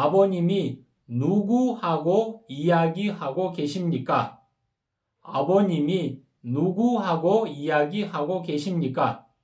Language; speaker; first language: Korean; non-native, fluent; Kyrgyz